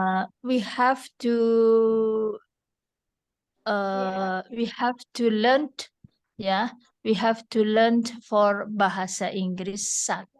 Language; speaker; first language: English; non-native, fluent; Indonesian